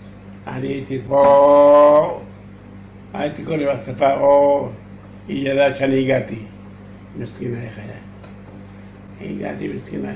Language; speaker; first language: Hebrew; non-native, learner; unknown